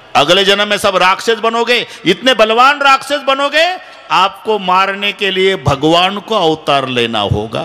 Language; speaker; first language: Hindi; non-native, local second language; Marathi